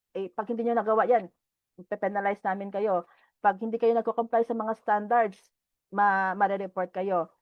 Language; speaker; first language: Filipino; non-native, local second language; Hiligaynon